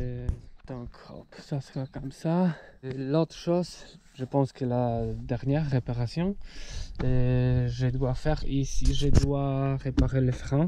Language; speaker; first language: French; non-native, fluent; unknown